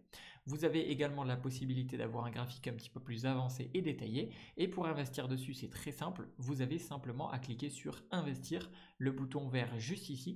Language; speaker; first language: French; native; French